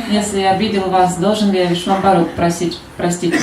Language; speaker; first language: Russian; native; Russian